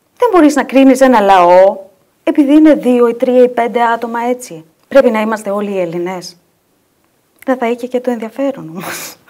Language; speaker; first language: Greek; non-native, fluent; Albanian